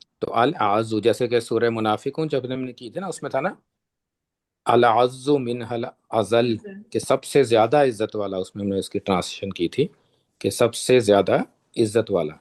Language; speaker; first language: Urdu; native; Urdu